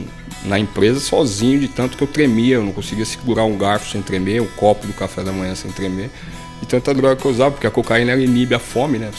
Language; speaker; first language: Portuguese; native; Portuguese